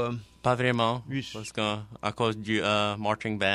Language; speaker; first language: French; non-native, local second language; English